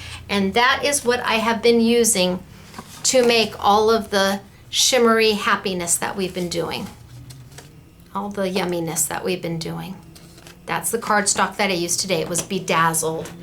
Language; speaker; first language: English; native; English